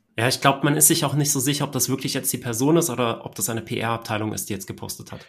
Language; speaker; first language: German; native; German